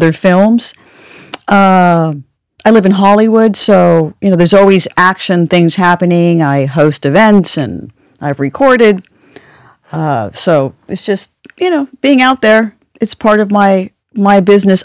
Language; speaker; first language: English; native; English